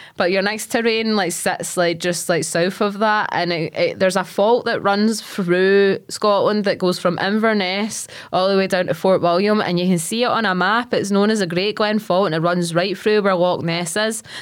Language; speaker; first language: English; native; English